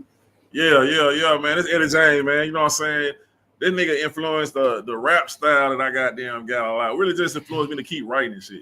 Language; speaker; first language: English; native; English